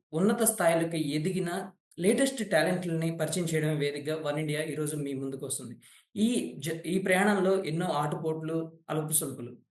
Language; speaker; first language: Telugu; native; Telugu